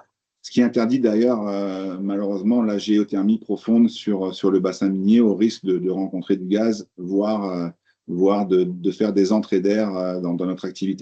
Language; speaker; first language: French; native; French